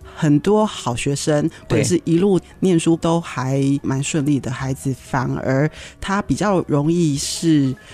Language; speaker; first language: Chinese; native; Chinese